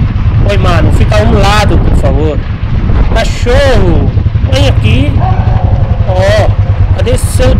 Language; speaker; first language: Portuguese; non-native, fluent; Hindi